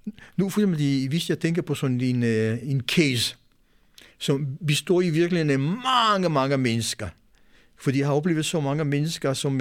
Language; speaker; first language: Danish; non-native, fluent; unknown